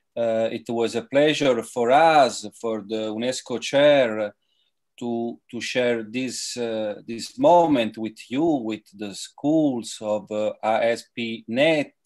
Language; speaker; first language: English; non-native, fluent; Italian